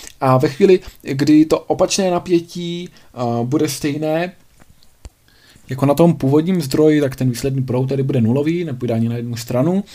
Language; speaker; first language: Czech; native; Czech